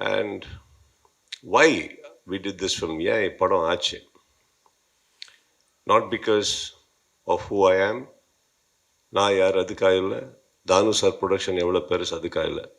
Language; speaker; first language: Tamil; non-native, learner; Kannada